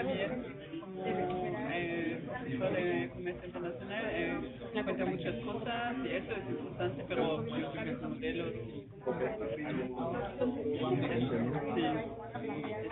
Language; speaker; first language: Spanish; non-native, fluent; German